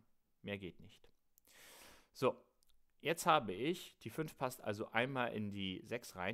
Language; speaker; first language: German; native; German